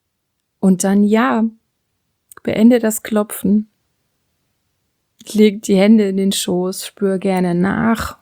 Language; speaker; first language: German; native; German